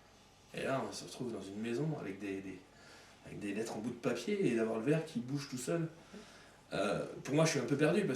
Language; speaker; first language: French; native; French